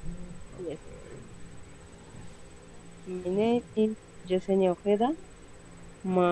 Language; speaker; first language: English; non-native, learner; Spanish